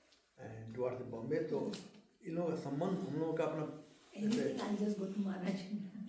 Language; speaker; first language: Hindi; native; Hindi